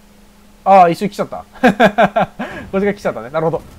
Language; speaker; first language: Japanese; native; Japanese